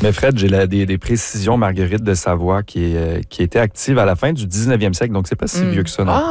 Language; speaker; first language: French; native; French